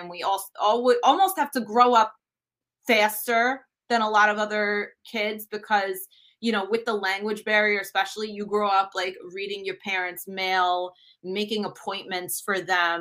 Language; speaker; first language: English; early bilingual, other home language; Italian